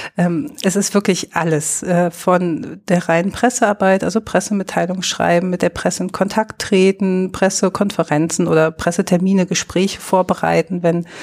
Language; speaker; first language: German; native; German